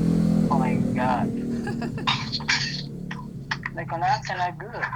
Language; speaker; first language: English; non-native, learner; Indonesian